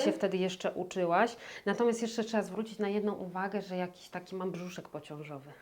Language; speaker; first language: Polish; native; Polish